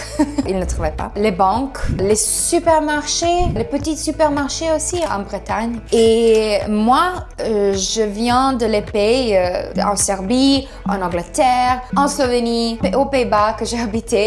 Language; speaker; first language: French; non-native, learner; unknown